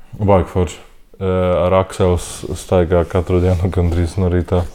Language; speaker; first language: Latvian; non-native, learner; Polish